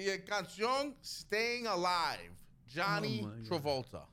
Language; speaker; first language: Spanish; early bilingual, heritage; Spanish